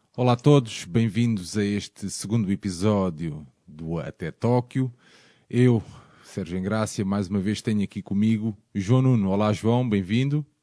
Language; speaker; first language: Portuguese; native; Portuguese